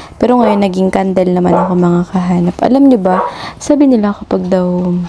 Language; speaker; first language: Filipino; native; Filipino